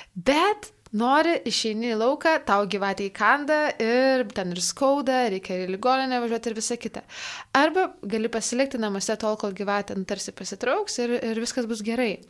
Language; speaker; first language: Lithuanian; native; Lithuanian